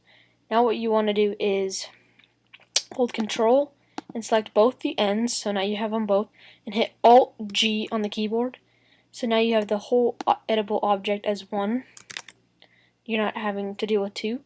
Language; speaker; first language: English; native; English